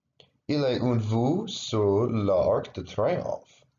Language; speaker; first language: French; non-native, learner; English